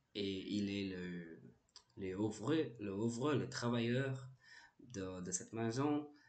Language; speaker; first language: French; non-native, learner; Portuguese